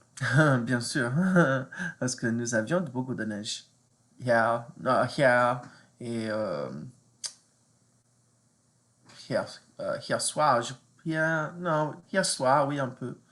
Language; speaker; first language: French; non-native, fluent; English